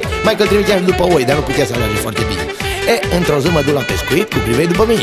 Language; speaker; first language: Romanian; native; Romanian